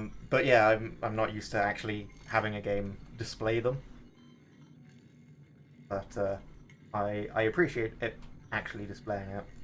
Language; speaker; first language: English; native; English